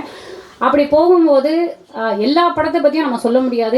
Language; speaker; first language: Tamil; native; Tamil